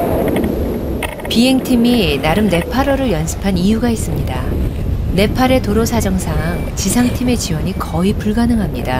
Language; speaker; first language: Korean; native; Korean